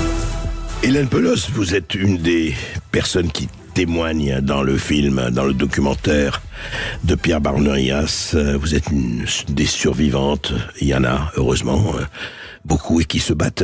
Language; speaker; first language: French; native; French